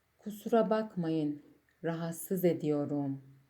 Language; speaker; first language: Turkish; non-native, fluent; Persian